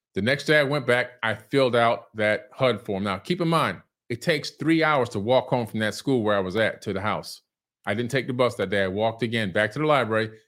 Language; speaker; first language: English; native; English